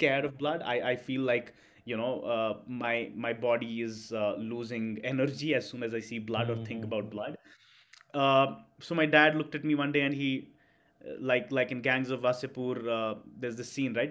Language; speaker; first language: English; non-native, local second language; Kashmiri